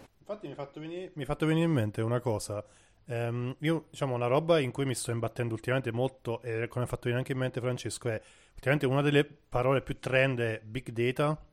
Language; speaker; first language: Italian; native; Italian